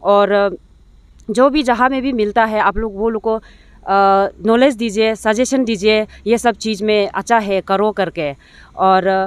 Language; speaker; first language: Hindi; non-native, local second language; Nyishi